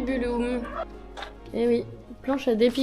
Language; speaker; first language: French; native; French